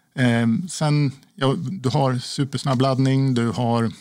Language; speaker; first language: Swedish; native; Swedish